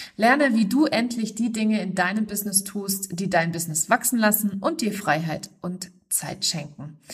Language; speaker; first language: German; native; German